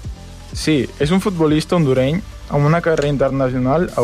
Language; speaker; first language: Catalan; non-native, learner; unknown